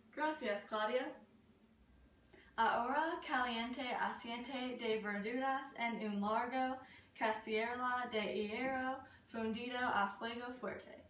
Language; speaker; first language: Spanish; non-native, learner; English